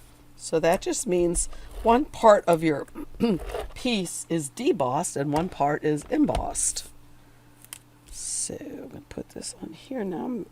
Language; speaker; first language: English; native; English